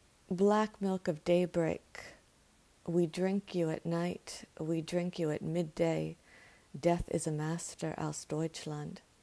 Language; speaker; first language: English; native; English